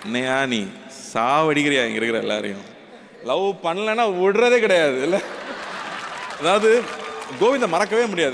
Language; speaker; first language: Tamil; native; Tamil